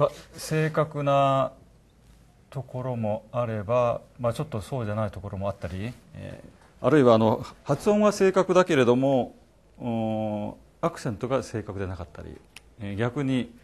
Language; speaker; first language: Japanese; non-native, fluent; Korean